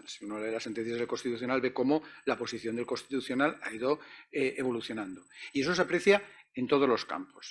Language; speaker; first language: Spanish; native; Spanish